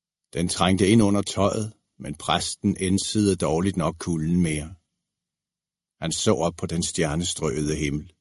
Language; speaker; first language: Danish; native; Danish